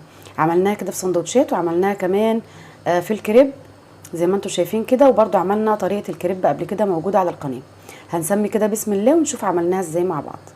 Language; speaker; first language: Arabic; native; Arabic